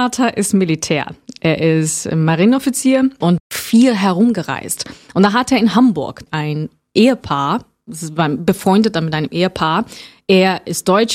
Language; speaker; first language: German; non-native, fluent; Portuguese